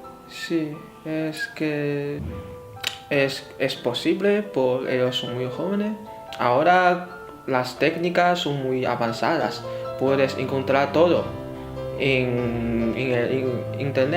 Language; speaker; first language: Spanish; non-native, fluent; Chinese